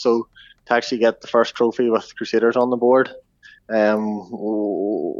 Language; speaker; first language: English; native; English